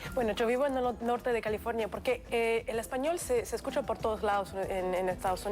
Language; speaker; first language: Spanish; non-native, fluent; Russian